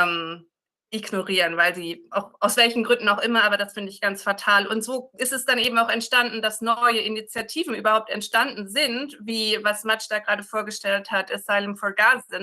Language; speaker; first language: German; native; German